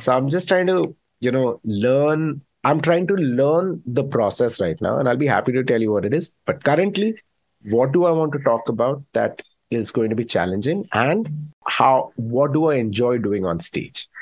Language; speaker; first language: English; non-native, local second language; Malayalam